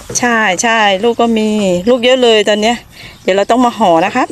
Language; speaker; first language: Thai; native; Thai